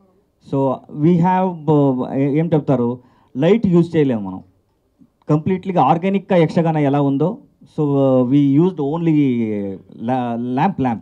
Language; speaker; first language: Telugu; non-native, learner; Kannada